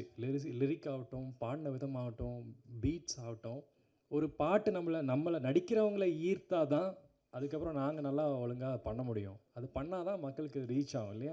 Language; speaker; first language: Tamil; native; Tamil